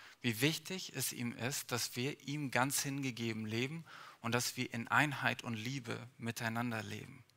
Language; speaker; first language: German; early bilingual, other home language; English